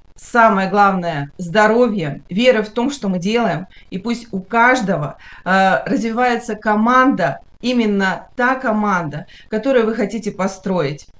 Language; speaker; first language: Russian; native; Russian